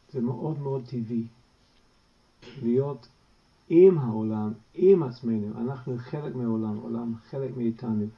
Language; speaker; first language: Hebrew; non-native, fluent; English